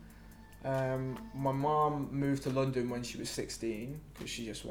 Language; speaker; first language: English; native; English